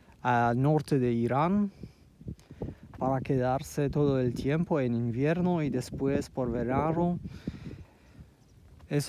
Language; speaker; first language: Spanish; non-native, learner; Persian